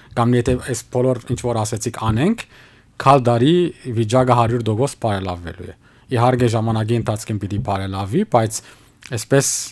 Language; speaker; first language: Armenian; early bilingual, heritage; Armenian